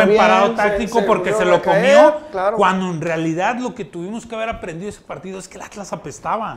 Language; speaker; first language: Spanish; native; Spanish